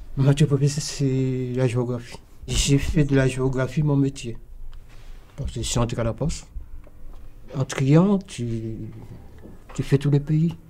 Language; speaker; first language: French; native; French